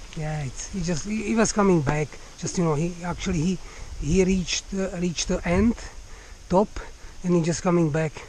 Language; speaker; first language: English; non-native, fluent; Czech